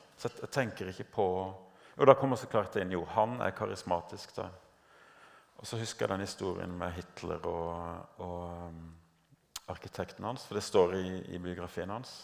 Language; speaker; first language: Norwegian; native; Norwegian